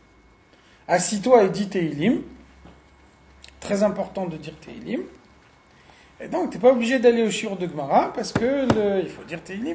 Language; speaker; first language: French; native; French